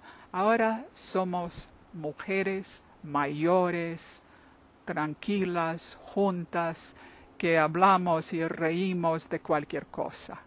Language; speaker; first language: Spanish; non-native, fluent; English